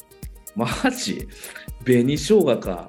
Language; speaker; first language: Japanese; native; Japanese